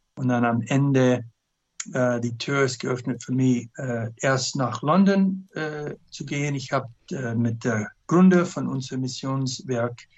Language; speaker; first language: German; non-native, fluent; English